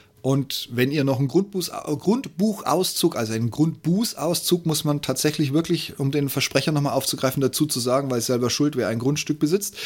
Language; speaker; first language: German; native; German